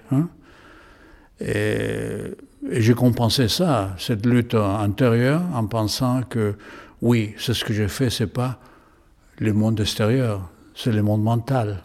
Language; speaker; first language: French; non-native, fluent; Spanish